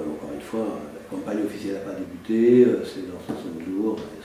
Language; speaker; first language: French; native; French